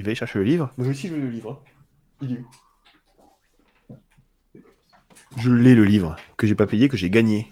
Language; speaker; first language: French; native; French